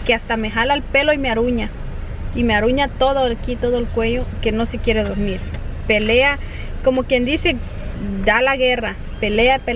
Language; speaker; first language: Spanish; early bilingual, heritage; Spanish